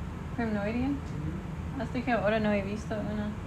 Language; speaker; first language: Spanish; non-native, fluent; English